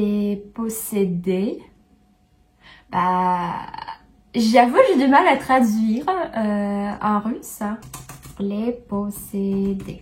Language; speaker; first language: French; non-native, fluent; Russian